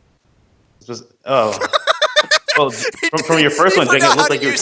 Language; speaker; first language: English; native; English